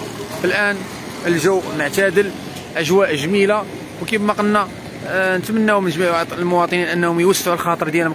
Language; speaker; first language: Arabic; native; Arabic